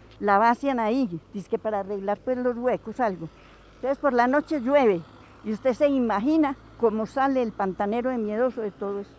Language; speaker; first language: Spanish; native; Spanish